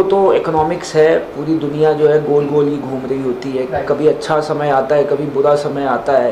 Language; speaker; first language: Hindi; native; Hindi